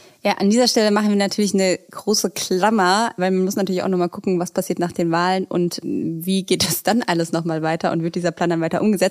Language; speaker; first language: German; native; German